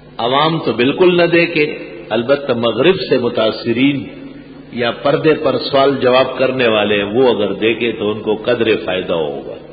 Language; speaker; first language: Urdu; non-native, local second language; Pashto